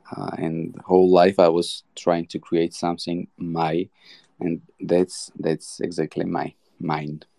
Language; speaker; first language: English; non-native, learner; Georgian